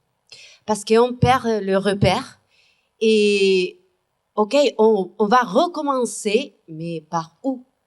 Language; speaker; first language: French; non-native, fluent; Spanish